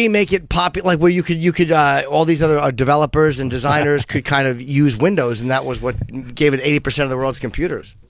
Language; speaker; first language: English; native; English